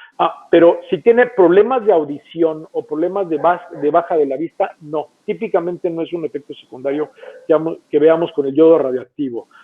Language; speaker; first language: Spanish; native; Spanish